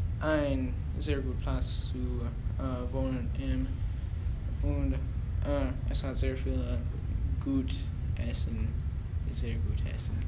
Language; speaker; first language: German; non-native, learner; English